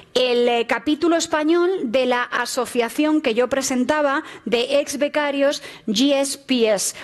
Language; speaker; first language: Spanish; native; Spanish